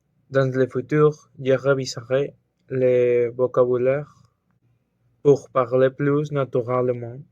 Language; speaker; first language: French; non-native, learner; Spanish